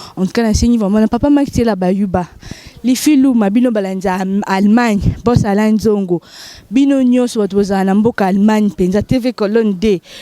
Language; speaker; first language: Lingala; native; Lingala